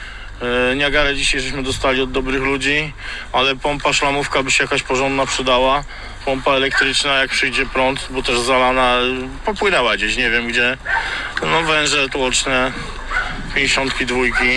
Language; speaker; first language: Polish; native; Polish